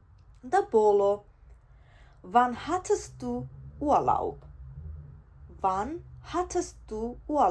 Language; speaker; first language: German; non-native, fluent; Georgian